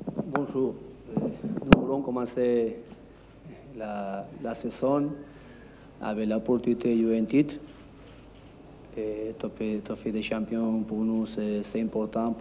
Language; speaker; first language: French; non-native, learner; Spanish